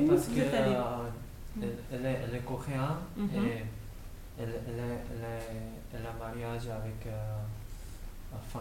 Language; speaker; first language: French; non-native, learner; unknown